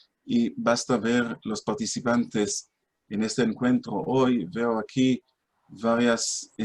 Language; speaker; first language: Spanish; non-native, fluent; Hebrew